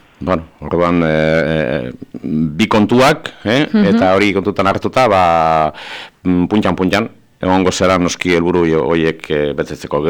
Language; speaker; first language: Basque; native; Basque